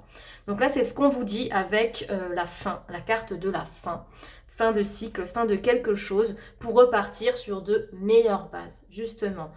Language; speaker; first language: French; native; French